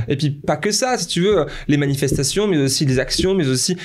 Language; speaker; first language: French; native; French